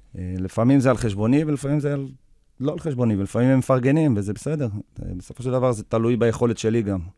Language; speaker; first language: Hebrew; early bilingual, other home language; English